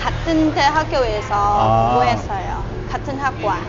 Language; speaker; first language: Korean; non-native, learner; Vietnamese